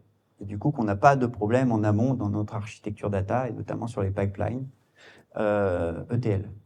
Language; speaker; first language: French; native; French